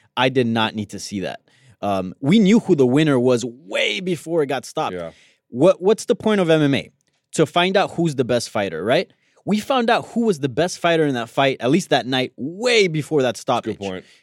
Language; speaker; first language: English; early bilingual, other home language; Spanish